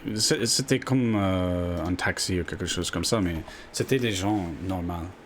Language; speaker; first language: French; non-native, learner; English